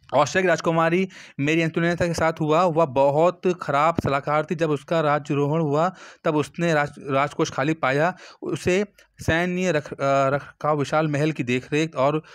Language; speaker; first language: Hindi; native; Hindi